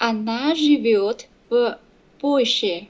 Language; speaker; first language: Russian; non-native, learner; Vietnamese